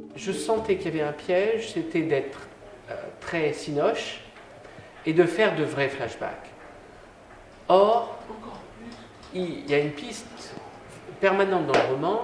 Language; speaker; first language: French; native; French